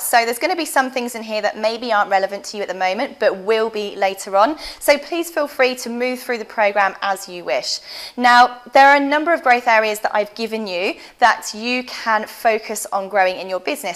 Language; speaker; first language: English; native; English